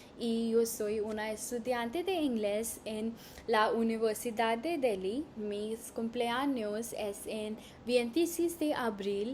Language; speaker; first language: Spanish; non-native, learner; Hindi